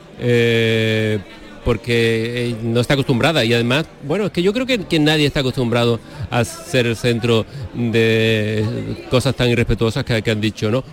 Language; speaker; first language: Spanish; native; Spanish